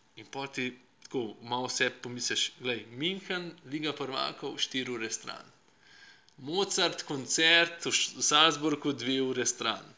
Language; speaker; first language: Slovenian; non-native, fluent; Russian